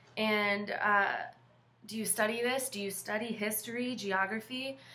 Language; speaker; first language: English; native; English